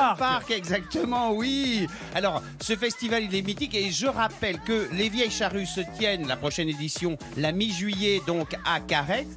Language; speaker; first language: French; native; French